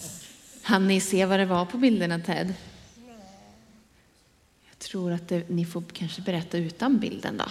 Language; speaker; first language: Swedish; native; Swedish